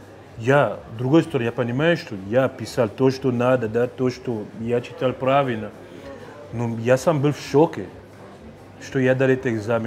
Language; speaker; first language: Russian; non-native, fluent; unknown